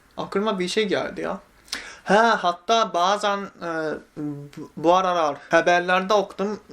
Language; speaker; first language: Turkish; non-native, fluent; Japanese